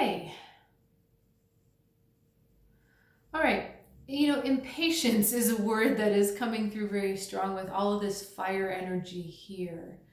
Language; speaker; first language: English; native; English